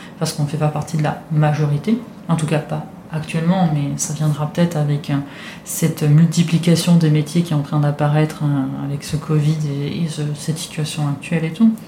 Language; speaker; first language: French; non-native, fluent; Italian